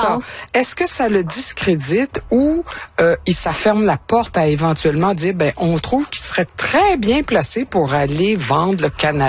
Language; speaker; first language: French; native; French